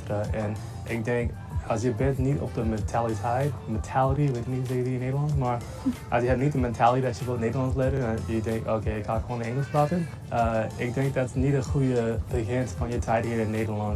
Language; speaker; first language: Dutch; non-native, learner; English